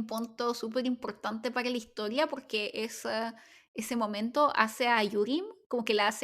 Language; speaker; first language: Spanish; native; Spanish